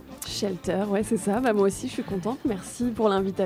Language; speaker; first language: French; native; French